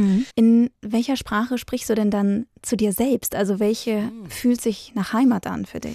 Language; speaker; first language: German; native; German